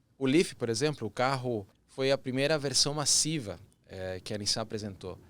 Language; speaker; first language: Portuguese; early bilingual, other home language; Spanish